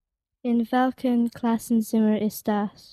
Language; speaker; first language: German; non-native, learner; English